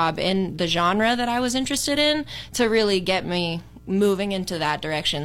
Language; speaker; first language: English; native; English